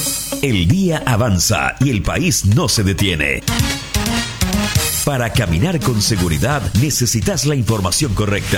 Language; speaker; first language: Spanish; native; Spanish